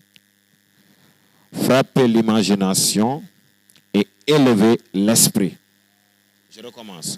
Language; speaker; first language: French; non-native, local second language; Wolof